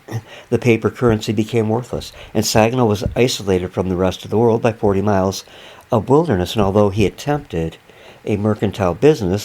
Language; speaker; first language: English; native; English